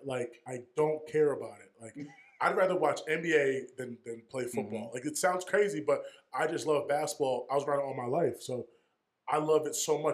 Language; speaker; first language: English; native; English